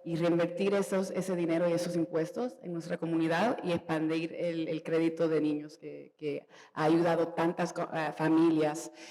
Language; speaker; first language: Spanish; early bilingual, heritage; Spanish